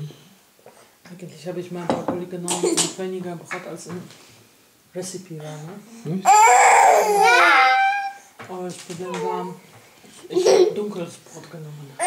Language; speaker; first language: German; non-native, fluent; Polish